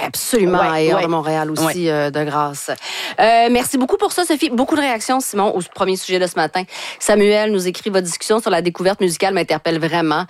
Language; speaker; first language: French; native; French